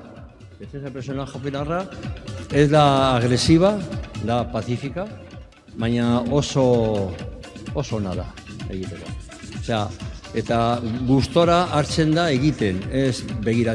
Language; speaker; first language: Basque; non-native, local second language; Spanish